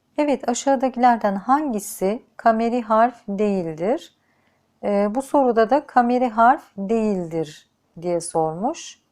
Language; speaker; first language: Turkish; native; Turkish